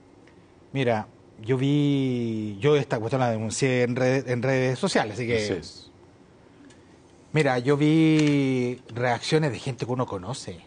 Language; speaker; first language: Spanish; native; Spanish